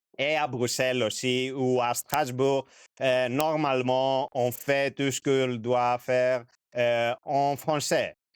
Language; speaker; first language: French; non-native, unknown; Greek